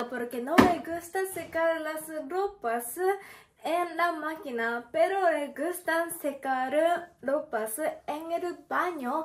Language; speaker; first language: Spanish; non-native, learner; Japanese